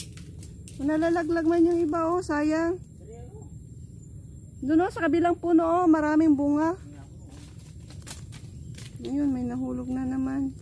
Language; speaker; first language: Filipino; non-native, local second language; Aklanon